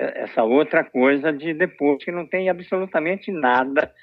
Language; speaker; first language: Portuguese; native; Portuguese